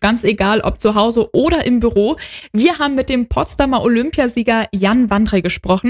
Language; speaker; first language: German; native; German